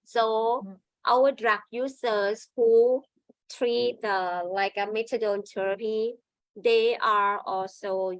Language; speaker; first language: English; non-native, learner; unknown